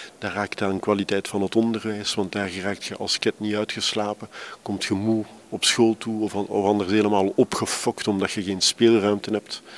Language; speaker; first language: Dutch; native; Dutch